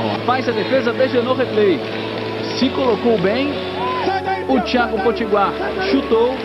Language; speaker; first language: Portuguese; native; Portuguese